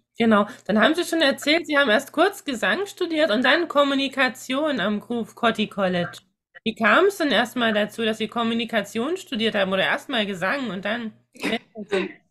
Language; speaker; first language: German; native; German